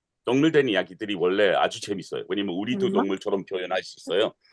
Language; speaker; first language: Korean; non-native, learner; English